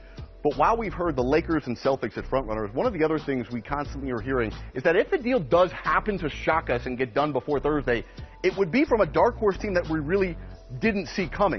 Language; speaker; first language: English; native; English